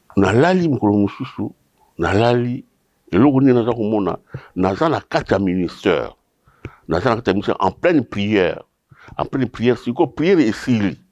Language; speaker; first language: Lingala; non-native, local second language; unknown